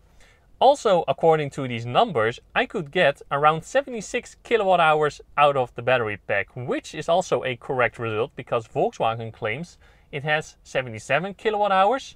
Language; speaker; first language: English; non-native, fluent; Dutch